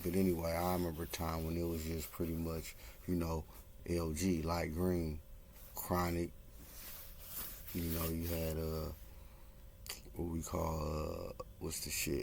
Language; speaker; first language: English; native; English